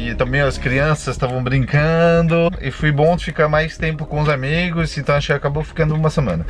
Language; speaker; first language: Portuguese; non-native, fluent; French